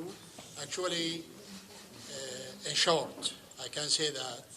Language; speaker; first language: English; non-native, fluent; Arabic